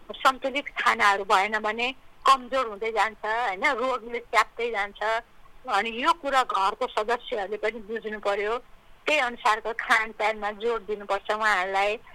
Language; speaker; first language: Nepali; native; Nepali